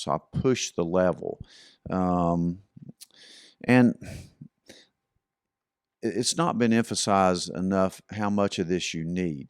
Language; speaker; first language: English; native; English